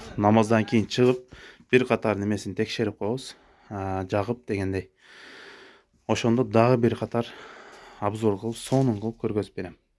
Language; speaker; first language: Kyrgyz; non-native, local second language; Uzbek